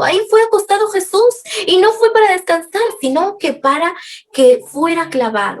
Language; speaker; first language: Spanish; native; Spanish